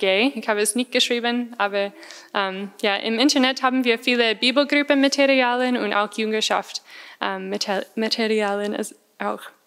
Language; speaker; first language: German; non-native, fluent; English